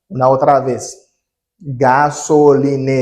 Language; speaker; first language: Spanish; non-native, learner; Haitian Creole